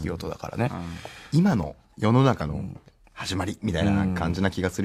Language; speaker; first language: Japanese; native; Japanese